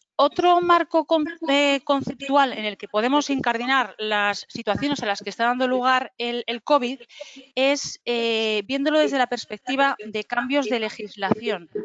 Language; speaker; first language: Spanish; native; Spanish